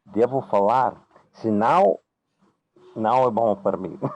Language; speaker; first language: Portuguese; non-native, learner; Greek